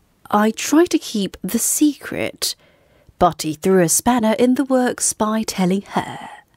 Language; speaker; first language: English; non-native, fluent; Korean